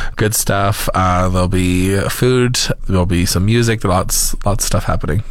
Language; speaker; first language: English; native; English